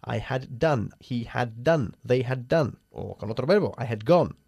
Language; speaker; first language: English; native; English